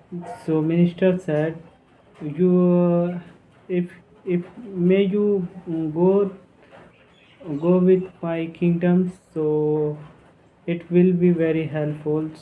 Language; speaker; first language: English; non-native, learner; Hindi